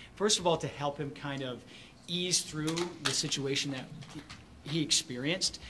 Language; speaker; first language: English; native; English